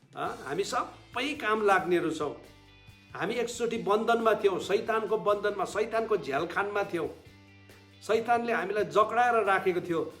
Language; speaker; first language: Nepali; native; Nepali